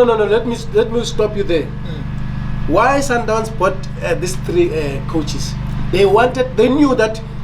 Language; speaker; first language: English; non-native, local second language; Northern Sotho